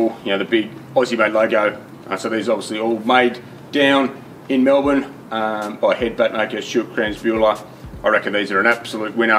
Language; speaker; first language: English; native; English